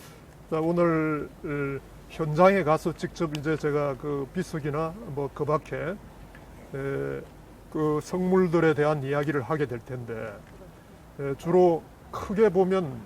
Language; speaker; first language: Korean; native; Korean